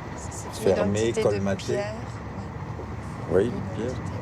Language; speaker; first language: French; native; French